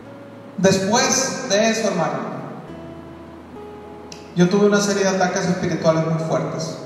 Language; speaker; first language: Spanish; native; Spanish